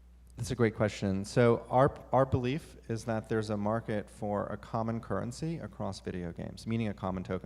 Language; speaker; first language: English; native; English